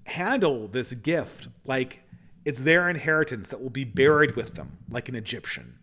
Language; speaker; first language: English; native; English